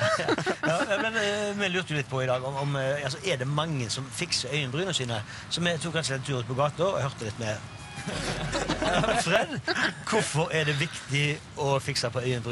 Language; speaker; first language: Norwegian; native; Norwegian